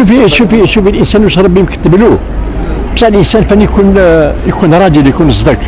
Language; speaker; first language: Arabic; native; Arabic